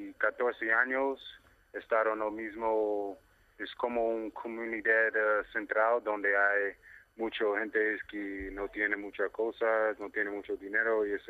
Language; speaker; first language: Spanish; non-native, learner; English